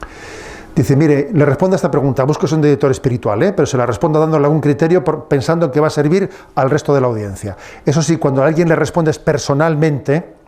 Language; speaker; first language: Spanish; native; Spanish